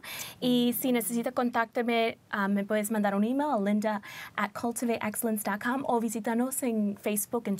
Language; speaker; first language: Spanish; early bilingual, heritage; Spanish